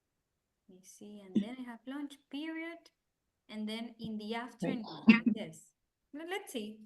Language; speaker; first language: English; non-native, fluent; Spanish